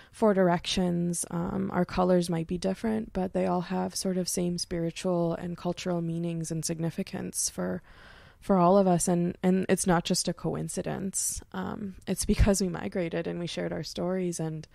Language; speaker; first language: English; native; English